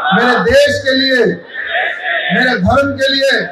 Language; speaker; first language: Hindi; non-native, local second language; Telugu